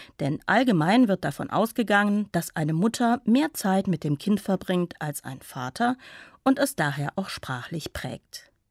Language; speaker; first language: German; native; German